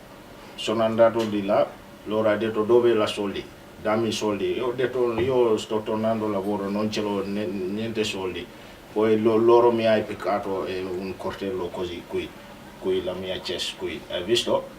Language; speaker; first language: Italian; non-native, learner; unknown